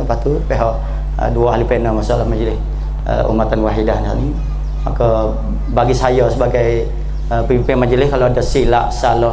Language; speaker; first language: Malay; native; Malay